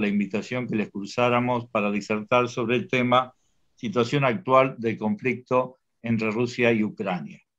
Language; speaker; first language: Spanish; native; Spanish